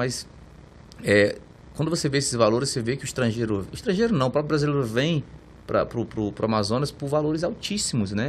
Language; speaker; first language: Portuguese; native; Portuguese